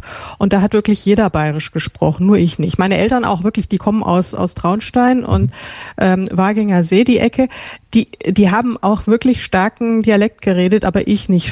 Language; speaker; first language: German; native; German